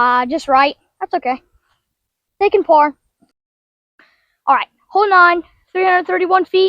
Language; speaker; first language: English; native; English